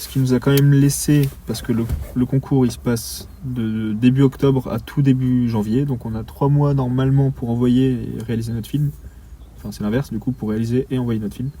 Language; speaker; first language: French; native; French